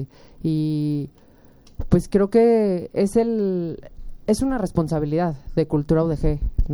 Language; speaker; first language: Spanish; native; Spanish